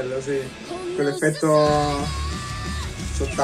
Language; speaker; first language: Italian; native; Italian